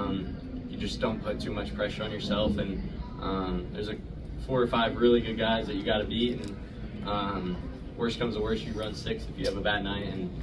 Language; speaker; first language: English; native; English